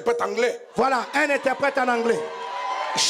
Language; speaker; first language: French; non-native, local second language; Lingala